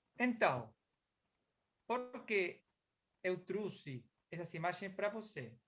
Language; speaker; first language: Portuguese; non-native, fluent; Spanish